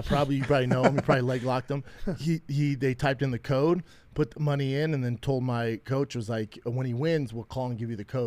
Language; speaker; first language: English; native; English